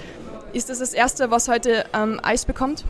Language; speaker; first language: German; native; German